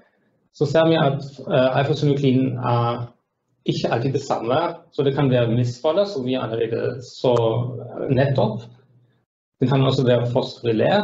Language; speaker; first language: Norwegian; non-native, fluent; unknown